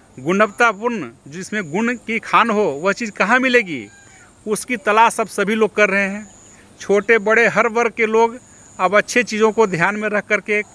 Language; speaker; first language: Hindi; native; Hindi